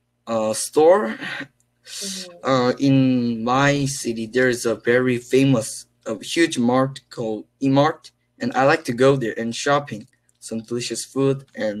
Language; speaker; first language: English; non-native, learner; Korean